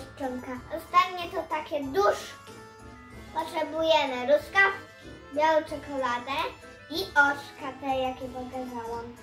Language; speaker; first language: Polish; early bilingual, heritage; Polish